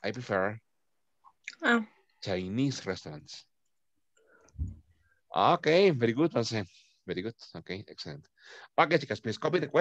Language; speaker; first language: English; non-native, fluent; Spanish